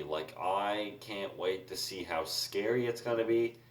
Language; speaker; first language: English; native; English